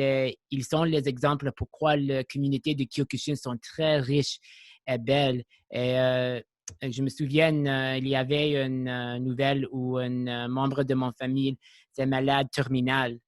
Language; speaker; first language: French; non-native, local second language; English